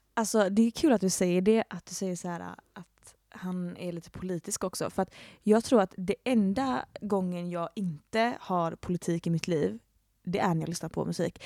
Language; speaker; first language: Swedish; native; Swedish